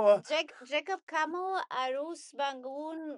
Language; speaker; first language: Indonesian; non-native, learner; English